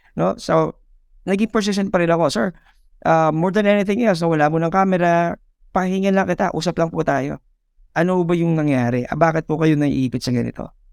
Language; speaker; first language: Filipino; native; Filipino